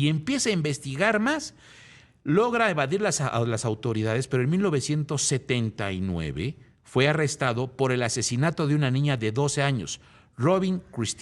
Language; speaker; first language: Spanish; native; Spanish